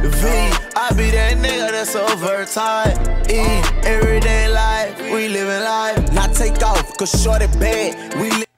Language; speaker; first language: English; native; English